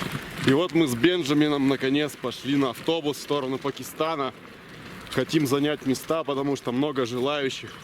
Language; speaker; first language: Russian; native; Russian